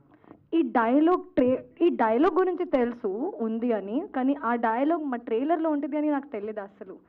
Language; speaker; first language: Telugu; non-native, local second language; Hindi